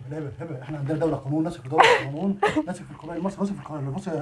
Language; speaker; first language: Arabic; native; Arabic